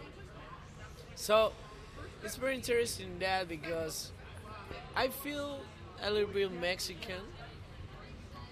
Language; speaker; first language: English; non-native, fluent; Spanish